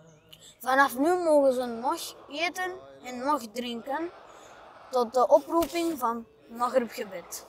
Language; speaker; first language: Dutch; early bilingual, other home language; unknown